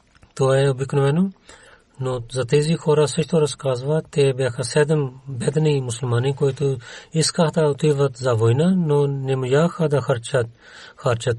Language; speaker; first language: Bulgarian; non-native, learner; Urdu